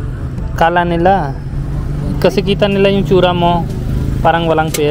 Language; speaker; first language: Filipino; non-native, learner; Punjabi